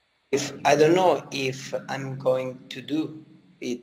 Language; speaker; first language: English; non-native, learner; Italian